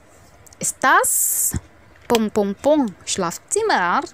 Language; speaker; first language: German; non-native, fluent; Indonesian